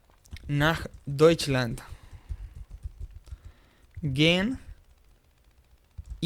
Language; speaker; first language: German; non-native, fluent; Spanish